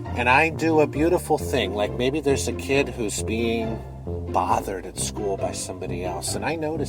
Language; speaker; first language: English; native; English